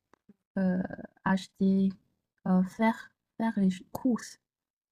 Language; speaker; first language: French; non-native, learner; Chinese